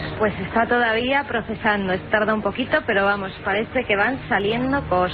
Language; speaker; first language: Spanish; native; Spanish